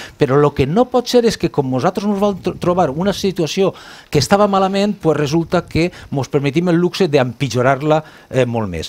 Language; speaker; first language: Catalan; native; Catalan